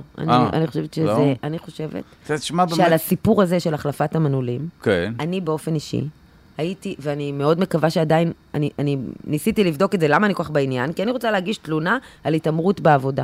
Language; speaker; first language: Hebrew; native; Hebrew